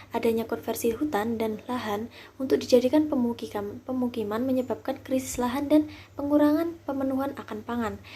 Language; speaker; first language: Indonesian; native; Indonesian